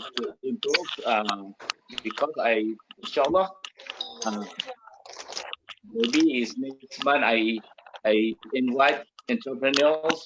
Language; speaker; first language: English; non-native, learner; Malay